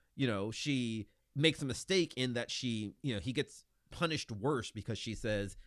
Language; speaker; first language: English; native; English